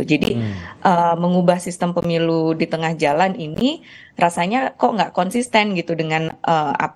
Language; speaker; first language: Indonesian; native; Indonesian